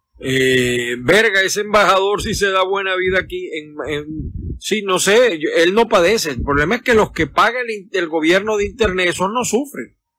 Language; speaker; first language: Spanish; native; Spanish